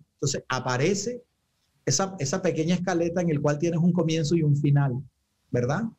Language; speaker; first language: Spanish; native; Spanish